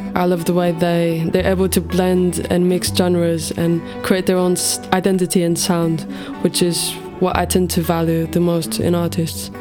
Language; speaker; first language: English; non-native, fluent; Portuguese